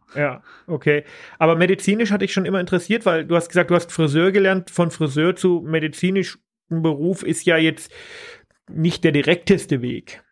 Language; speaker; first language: German; native; German